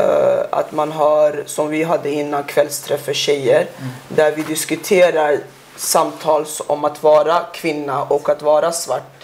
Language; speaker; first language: Swedish; early bilingual, other home language; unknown